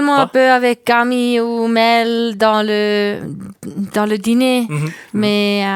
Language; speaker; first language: French; non-native, learner; German